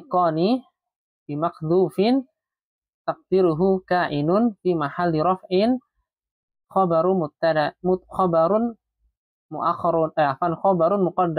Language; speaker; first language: Arabic; non-native, fluent; Indonesian